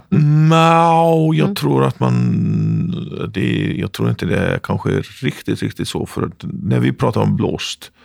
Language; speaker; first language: Swedish; non-native, fluent; Icelandic